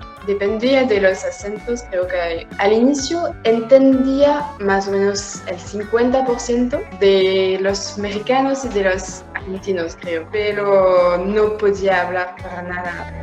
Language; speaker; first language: Spanish; non-native, fluent; French